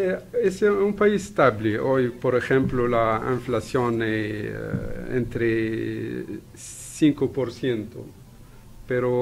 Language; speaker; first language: Spanish; non-native, fluent; Arabic